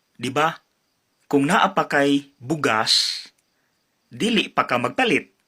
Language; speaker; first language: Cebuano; native; Cebuano